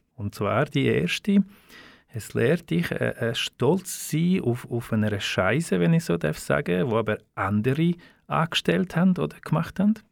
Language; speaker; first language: German; non-native, fluent; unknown